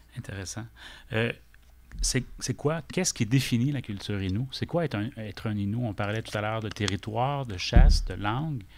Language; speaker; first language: French; native; French